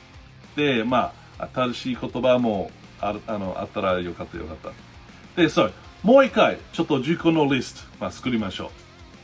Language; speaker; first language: Japanese; non-native, learner; English